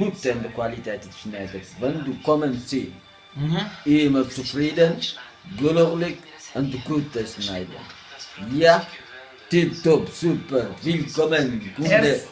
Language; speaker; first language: German; non-native, learner; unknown